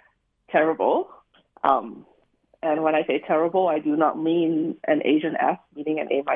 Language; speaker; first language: English; native; English